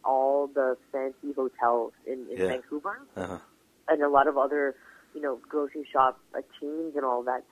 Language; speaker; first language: English; native; English